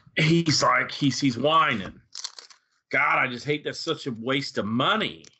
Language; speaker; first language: English; native; English